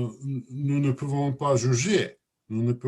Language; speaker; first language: French; non-native, learner; Russian